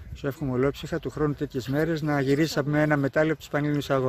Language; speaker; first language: Greek; native; Greek